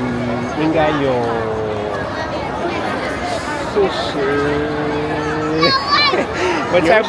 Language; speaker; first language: Chinese; non-native, fluent; English